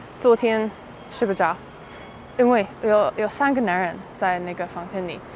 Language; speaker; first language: Chinese; early bilingual, heritage; Chinese